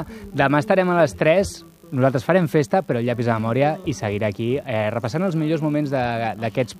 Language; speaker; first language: Catalan; native; Catalan